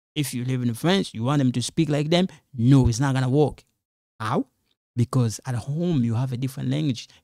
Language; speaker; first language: English; non-native, fluent; Lingala